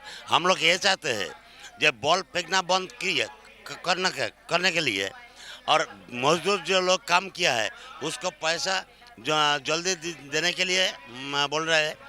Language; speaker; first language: Hindi; non-native, local second language; Bangla